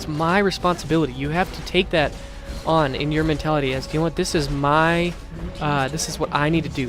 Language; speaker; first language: English; native; English